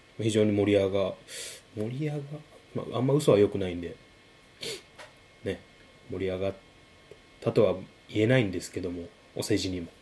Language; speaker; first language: Japanese; native; Japanese